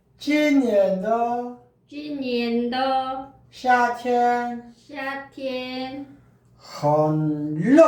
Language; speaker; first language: Chinese; non-native, learner; Korean